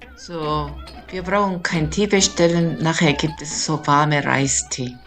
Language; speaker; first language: German; non-native, fluent; Korean